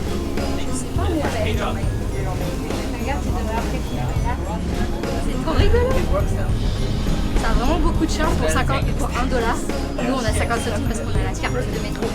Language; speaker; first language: French; native; French